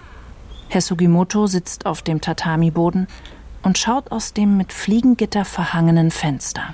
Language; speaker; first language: German; native; German